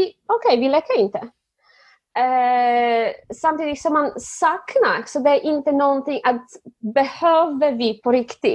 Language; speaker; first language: Swedish; non-native, fluent; Polish